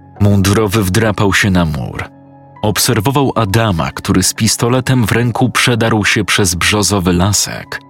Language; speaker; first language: Polish; native; Polish